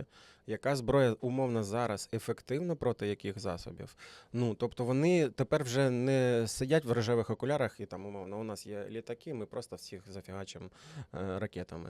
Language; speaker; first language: Ukrainian; native; Ukrainian